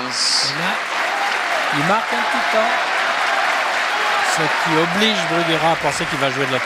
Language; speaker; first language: French; native; French